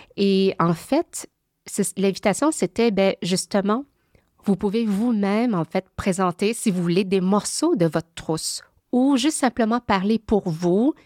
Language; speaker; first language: French; early bilingual, other home language; Vietnamese